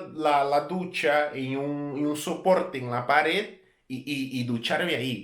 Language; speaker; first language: Spanish; non-native, fluent; Portuguese